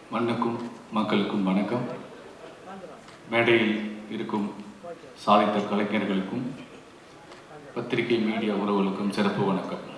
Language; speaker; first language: Tamil; native; Tamil